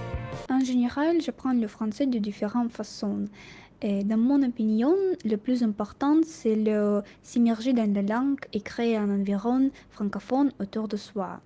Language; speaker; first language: French; non-native, learner; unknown